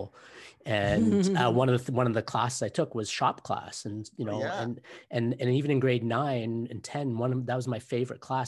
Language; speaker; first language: English; native; English